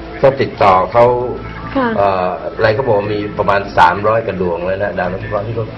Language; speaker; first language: Thai; native; Thai